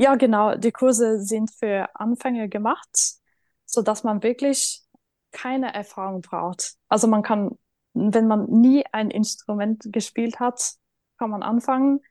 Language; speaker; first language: German; non-native, fluent; Norwegian